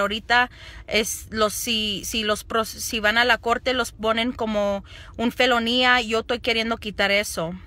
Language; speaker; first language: Spanish; early bilingual, other home language; English